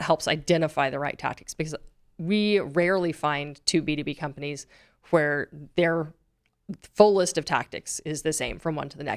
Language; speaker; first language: English; native; English